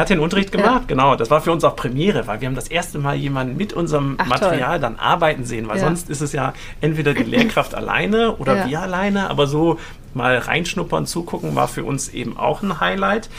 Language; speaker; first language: German; native; German